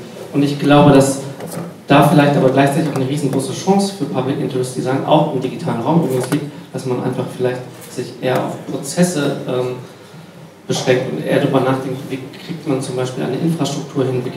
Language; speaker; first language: German; native; German